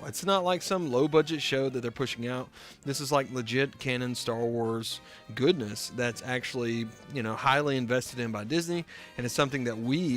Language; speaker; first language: English; native; English